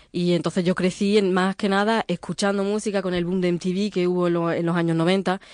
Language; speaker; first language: Spanish; early bilingual, other home language; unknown